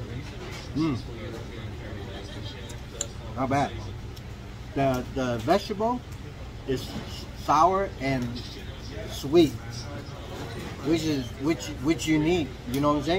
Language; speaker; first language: English; non-native, fluent; Vietnamese